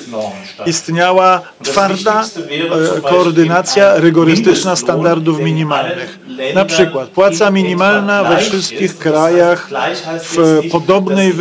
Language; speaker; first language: Polish; native; Polish